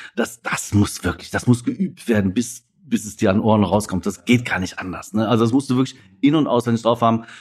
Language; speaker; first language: German; native; German